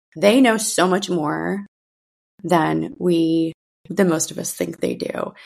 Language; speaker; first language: English; early bilingual, other home language; Russian